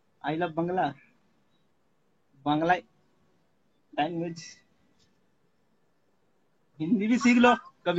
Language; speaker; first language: Hindi; non-native, local second language; Bangla